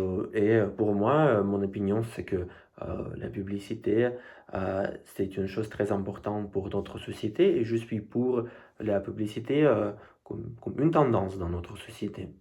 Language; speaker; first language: French; non-native, fluent; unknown